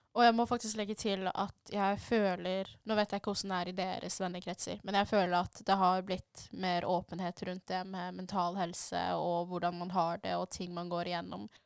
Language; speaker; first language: Norwegian; early bilingual, other home language; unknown